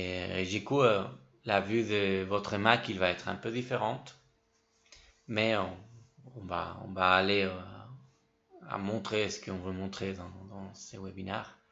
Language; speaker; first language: French; non-native, fluent; Spanish